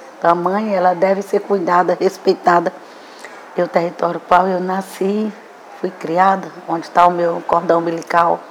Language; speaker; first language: Portuguese; non-native, local second language; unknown